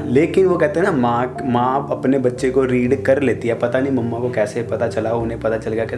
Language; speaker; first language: Hindi; non-native, local second language; Punjabi